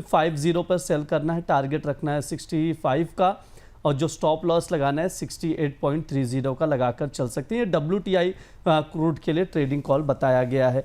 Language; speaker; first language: Hindi; native; Hindi